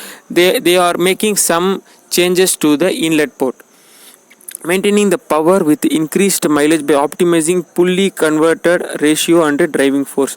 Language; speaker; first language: English; non-native, local second language; Tamil